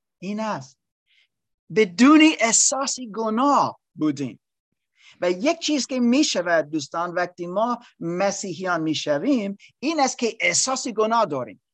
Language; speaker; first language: Persian; non-native, learner; English